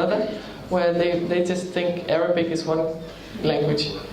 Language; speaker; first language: English; non-native, fluent; Danish